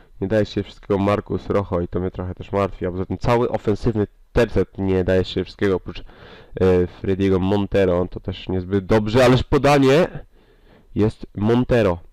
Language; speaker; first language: Polish; native; Polish